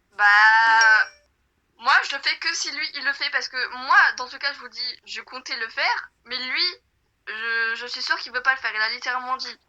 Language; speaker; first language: French; native; French